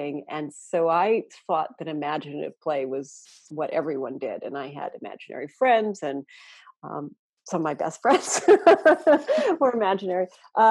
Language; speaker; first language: English; native; English